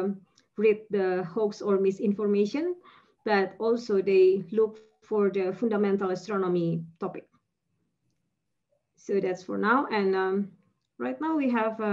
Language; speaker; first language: English; non-native, fluent; Indonesian